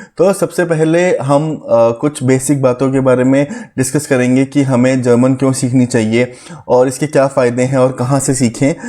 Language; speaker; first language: Hindi; native; Hindi